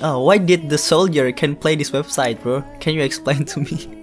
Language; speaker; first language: English; non-native, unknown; Indonesian